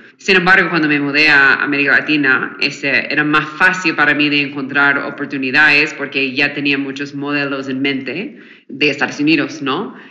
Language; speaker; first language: Spanish; non-native, fluent; English